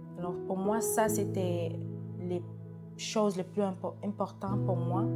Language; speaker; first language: French; non-native, fluent; Swahili